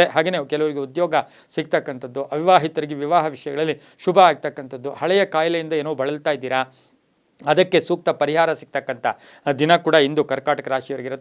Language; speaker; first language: Kannada; native; Kannada